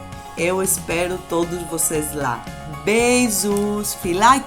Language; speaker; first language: Portuguese; non-native, fluent; Greek